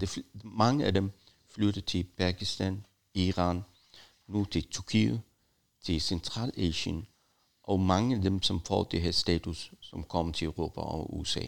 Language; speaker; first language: Danish; non-native, fluent; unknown